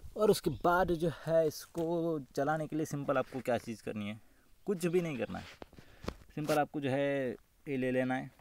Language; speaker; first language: Hindi; non-native, local second language; Marathi